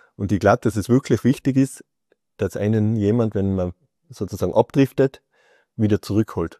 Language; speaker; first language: German; native; German